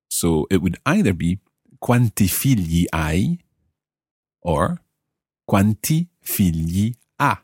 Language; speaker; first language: Italian; non-native, fluent; English